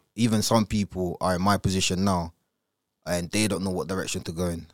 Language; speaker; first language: English; early bilingual, other home language; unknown